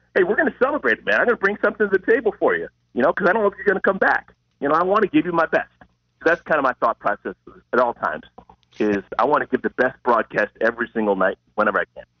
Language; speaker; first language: English; native; English